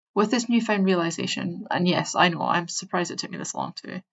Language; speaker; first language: English; native; English